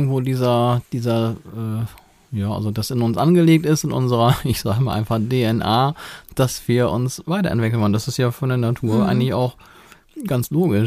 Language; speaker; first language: German; native; German